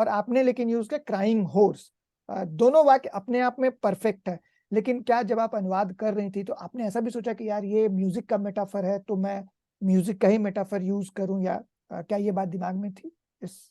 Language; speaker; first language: Hindi; native; Hindi